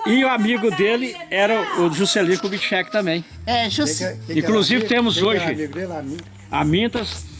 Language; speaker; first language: Portuguese; native; Portuguese